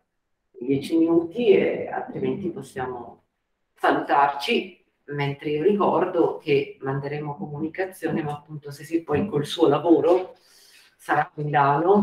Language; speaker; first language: Italian; native; Italian